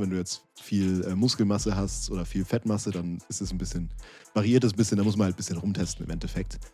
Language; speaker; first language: German; native; German